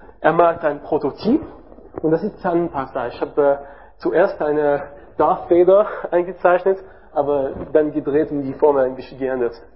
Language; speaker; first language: German; non-native, learner; French